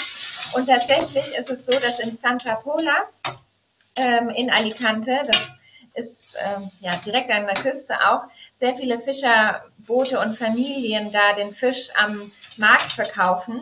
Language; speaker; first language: German; native; German